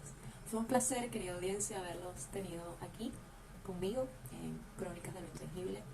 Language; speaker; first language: Spanish; native; Spanish